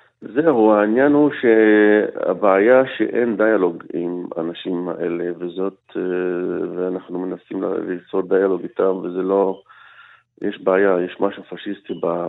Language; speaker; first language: Hebrew; non-native, local second language; Arabic